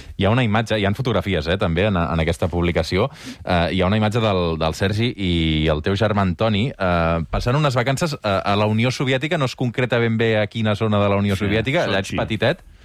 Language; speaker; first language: Catalan; native; Catalan